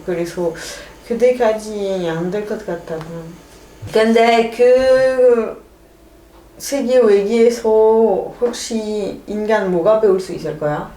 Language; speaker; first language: Korean; non-native, fluent; French